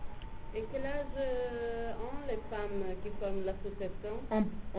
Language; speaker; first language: French; non-native, fluent; Italian